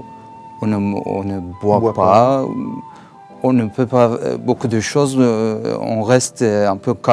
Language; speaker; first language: French; non-native, learner; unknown